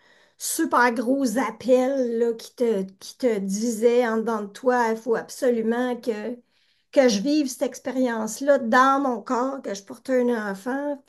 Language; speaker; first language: French; native; French